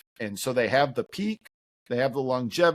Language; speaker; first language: English; native; English